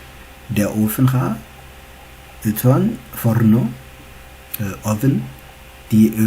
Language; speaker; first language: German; non-native, fluent; Tigrinya